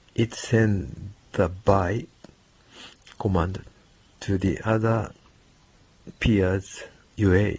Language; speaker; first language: English; non-native, learner; Japanese